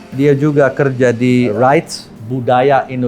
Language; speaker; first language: Indonesian; non-native, learner; Dutch